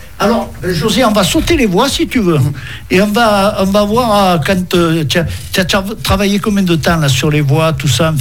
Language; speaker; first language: French; native; French